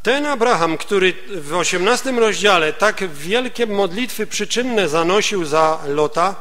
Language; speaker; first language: Polish; native; Polish